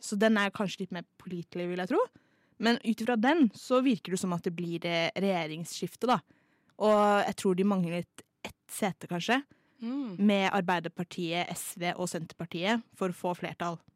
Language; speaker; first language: Norwegian; native; Norwegian